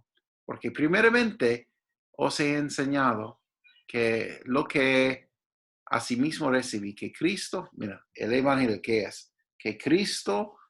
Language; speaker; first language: Spanish; non-native, fluent; English